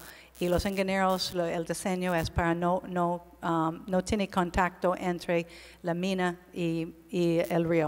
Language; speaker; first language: Spanish; non-native, learner; English